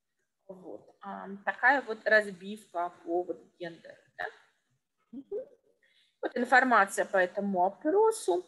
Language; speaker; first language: Russian; native; Russian